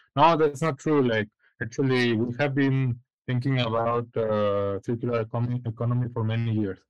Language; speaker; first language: English; non-native, fluent; Spanish